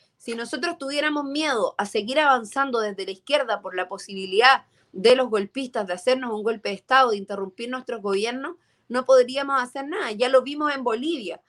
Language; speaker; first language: Spanish; native; Spanish